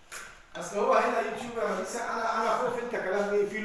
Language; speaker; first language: Arabic; non-native, learner; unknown